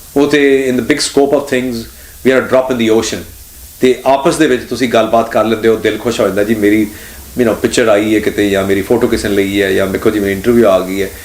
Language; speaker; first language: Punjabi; early bilingual, heritage; Punjabi